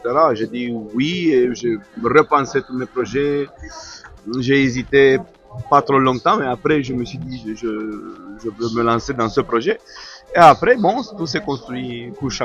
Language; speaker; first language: French; non-native, fluent; Romanian